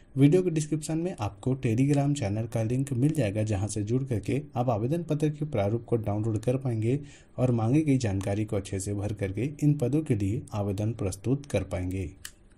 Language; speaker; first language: Hindi; native; Hindi